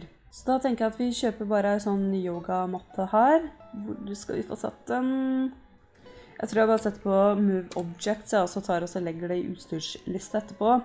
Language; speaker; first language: Norwegian; native; Norwegian